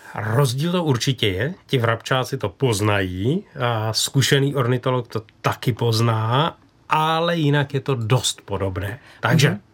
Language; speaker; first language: Czech; native; Czech